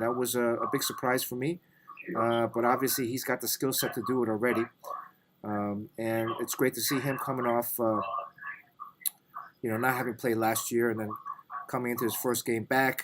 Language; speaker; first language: English; native; English